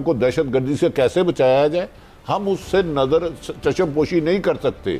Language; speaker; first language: Urdu; native; Urdu